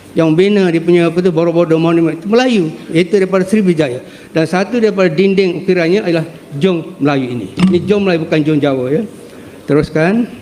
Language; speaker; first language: Malay; native; Malay